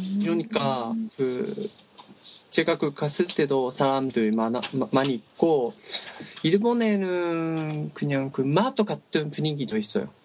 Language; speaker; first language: Korean; non-native, learner; Japanese